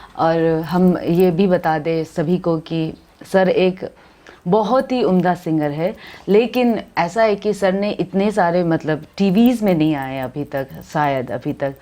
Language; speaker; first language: Hindi; non-native, local second language; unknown